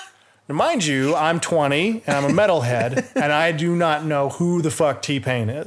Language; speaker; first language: English; native; English